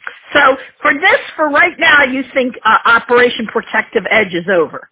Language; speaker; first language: English; native; English